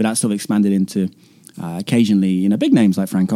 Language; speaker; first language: English; native; English